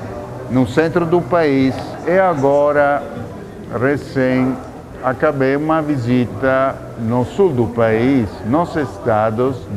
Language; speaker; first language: Portuguese; non-native, fluent; Italian